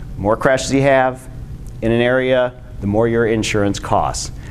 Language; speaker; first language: English; native; English